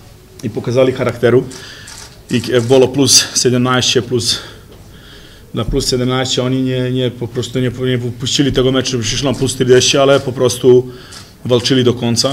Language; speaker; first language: Polish; non-native, fluent; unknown